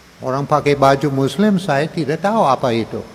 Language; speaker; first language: Indonesian; non-native, learner; English